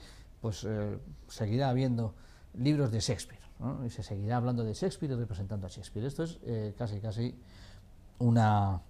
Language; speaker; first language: Spanish; native; Spanish